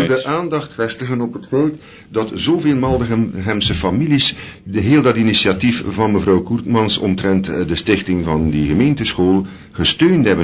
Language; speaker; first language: Dutch; native; Dutch